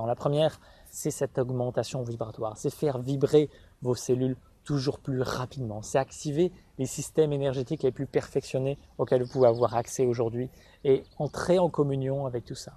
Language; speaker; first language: French; native; French